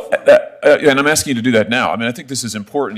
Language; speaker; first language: English; native; English